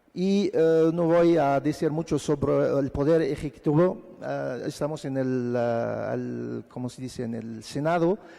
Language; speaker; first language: Spanish; non-native, fluent; Arabic